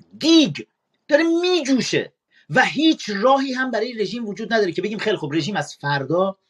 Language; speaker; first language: Persian; native; Persian